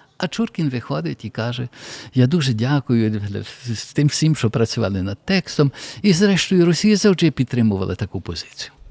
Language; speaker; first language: Ukrainian; early bilingual, heritage; Ukrainian